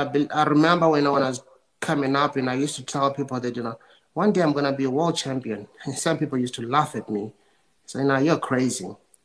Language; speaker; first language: English; non-native, local second language; Venda